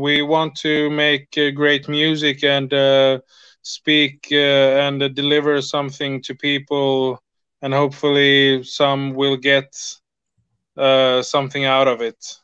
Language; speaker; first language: English; non-native, fluent; Swedish